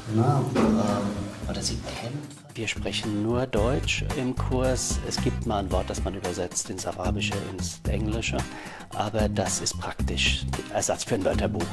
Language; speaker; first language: German; native; German